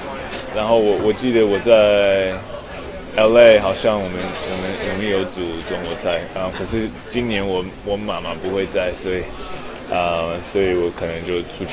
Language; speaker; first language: Chinese; early bilingual, heritage; English